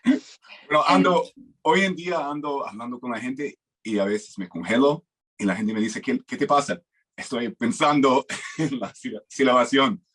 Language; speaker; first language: Spanish; non-native, fluent; English